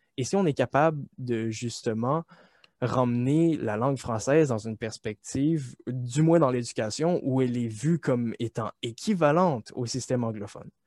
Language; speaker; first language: French; native; French